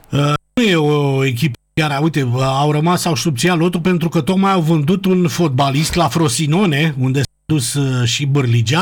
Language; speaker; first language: Romanian; native; Romanian